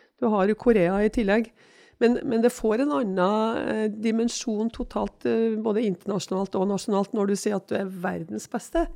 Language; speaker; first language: Norwegian; native; Norwegian